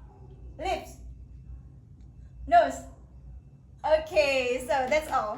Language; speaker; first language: English; non-native, learner; Indonesian